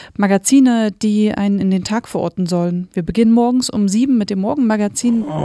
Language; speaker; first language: German; native; German